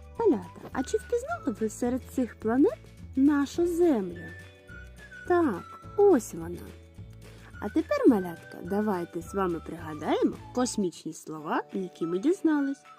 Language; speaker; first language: Ukrainian; native; Ukrainian